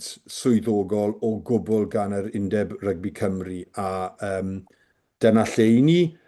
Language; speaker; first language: Welsh; native; Welsh